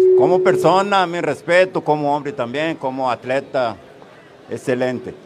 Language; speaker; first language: Spanish; non-native, fluent; Portuguese